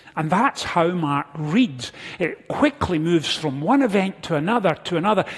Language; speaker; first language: English; native; English